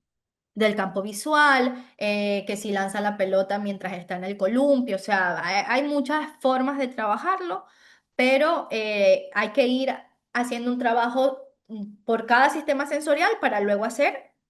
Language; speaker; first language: Spanish; native; Spanish